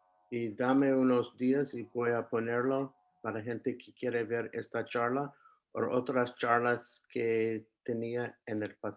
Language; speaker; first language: Spanish; non-native, fluent; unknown